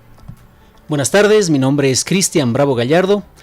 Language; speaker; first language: Spanish; native; Spanish